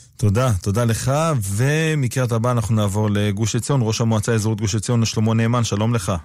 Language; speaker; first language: Hebrew; native; Hebrew